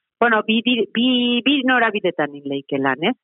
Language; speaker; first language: Basque; native; Basque